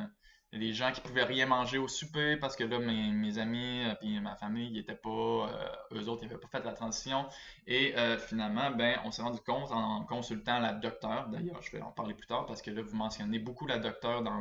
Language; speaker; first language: French; native; French